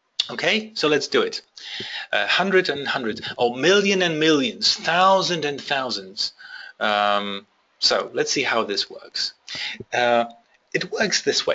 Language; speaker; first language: English; non-native, fluent; Polish